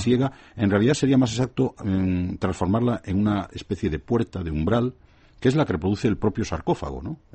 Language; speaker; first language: Spanish; native; Spanish